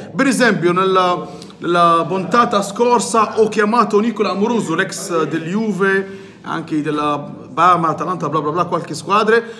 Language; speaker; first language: Italian; non-native, learner; Arabic